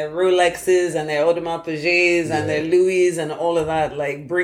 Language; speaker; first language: English; non-native, local second language; Yoruba